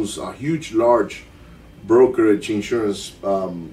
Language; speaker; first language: English; non-native, fluent; Spanish